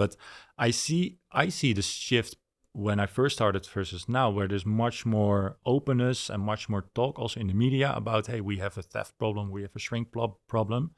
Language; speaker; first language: English; non-native, fluent; Dutch